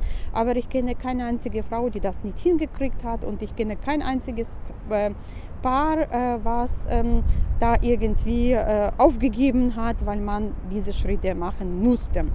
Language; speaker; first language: German; non-native, fluent; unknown